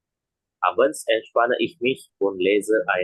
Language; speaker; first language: German; non-native, fluent; Indonesian